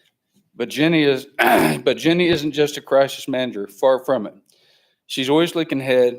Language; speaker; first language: English; native; English